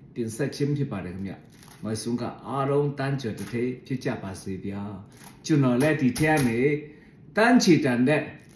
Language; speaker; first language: Burmese; non-native, local second language; Shan